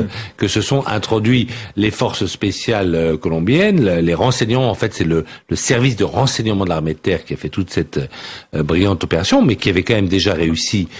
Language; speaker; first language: French; native; French